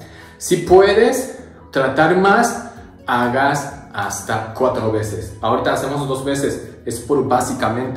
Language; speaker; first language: Spanish; non-native, learner; Japanese